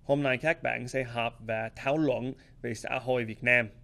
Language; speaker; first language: Vietnamese; non-native, learner; English